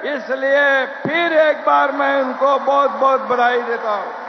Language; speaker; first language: Hindi; non-native, local second language; Marathi